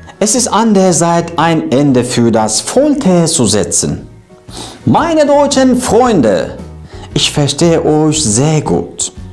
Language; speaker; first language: German; non-native, learner; Turkish